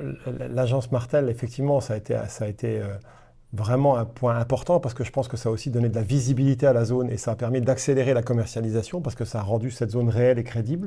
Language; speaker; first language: French; native; French